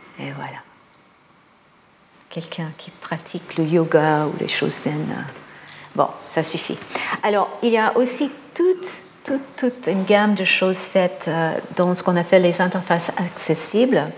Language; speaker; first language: French; non-native, fluent; English